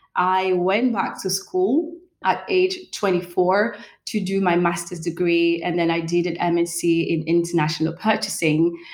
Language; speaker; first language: English; non-native, fluent; French